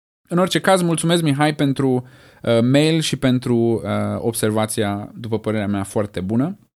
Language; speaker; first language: Romanian; native; Romanian